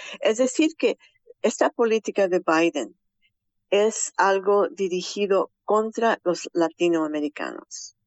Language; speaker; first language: Spanish; early bilingual, heritage; Spanish